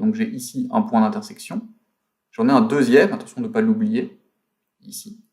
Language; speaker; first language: French; native; French